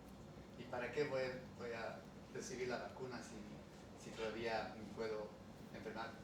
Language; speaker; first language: Spanish; early bilingual, heritage; English